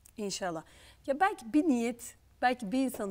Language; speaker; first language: Turkish; native; Turkish